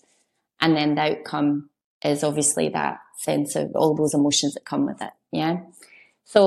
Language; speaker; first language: English; native; English